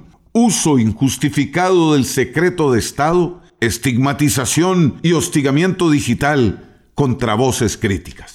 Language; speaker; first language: Spanish; native; Spanish